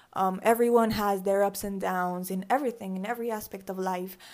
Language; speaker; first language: English; early bilingual, other home language; Spanish